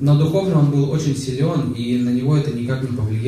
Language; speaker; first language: Russian; native; Russian